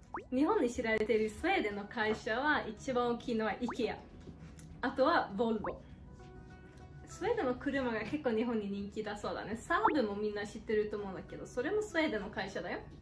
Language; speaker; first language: Japanese; non-native, fluent; Swedish